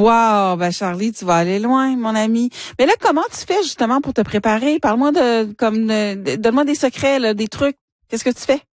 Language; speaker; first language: French; native; French